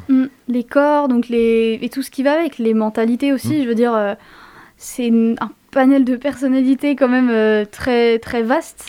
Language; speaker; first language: French; native; French